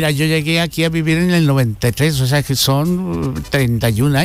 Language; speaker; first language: Spanish; native; Spanish